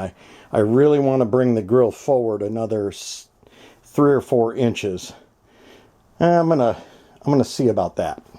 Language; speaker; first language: English; native; English